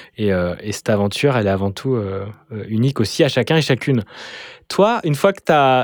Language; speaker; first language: French; native; French